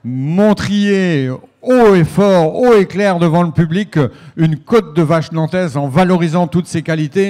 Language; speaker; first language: French; native; French